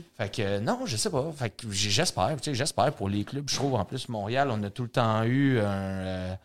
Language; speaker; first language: French; native; French